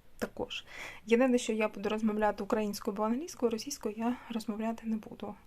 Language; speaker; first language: Ukrainian; non-native, local second language; Russian